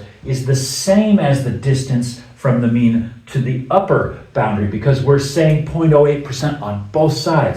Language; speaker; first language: English; native; English